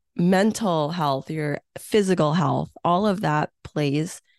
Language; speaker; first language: English; early bilingual, other home language; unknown